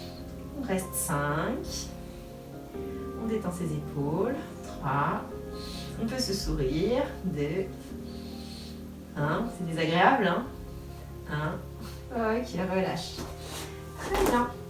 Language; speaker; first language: French; native; French